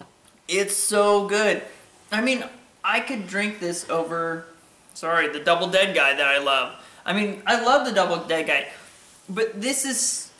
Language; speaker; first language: English; native; English